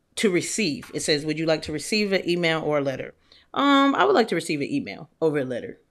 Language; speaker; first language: English; native; English